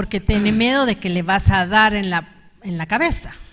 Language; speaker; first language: Spanish; native; Spanish